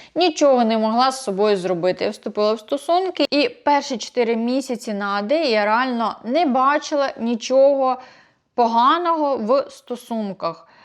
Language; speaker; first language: Ukrainian; non-native, local second language; Russian